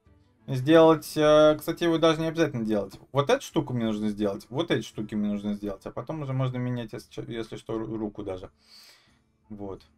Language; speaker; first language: Russian; native; Russian